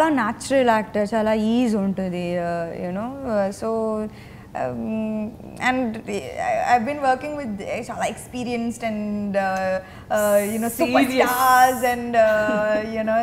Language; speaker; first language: Telugu; non-native, learner; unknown